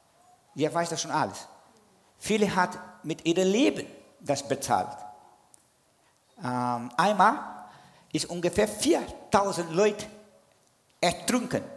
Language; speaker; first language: German; non-native, fluent; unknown